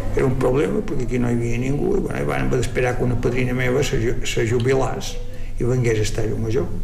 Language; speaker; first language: Catalan; native; Catalan